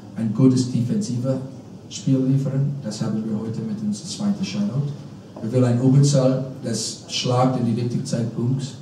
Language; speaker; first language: German; non-native, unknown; English